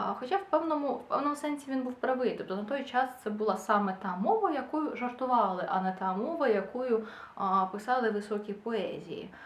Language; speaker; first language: Ukrainian; non-native, local second language; Russian